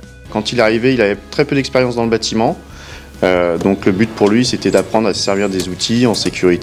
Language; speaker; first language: French; native; French